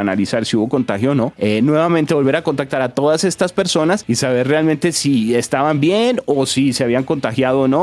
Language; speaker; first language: Spanish; native; Spanish